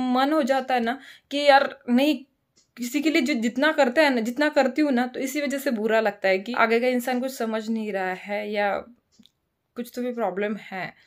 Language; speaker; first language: Hindi; non-native, local second language; Marathi